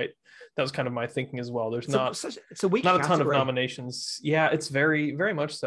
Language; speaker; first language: English; native; English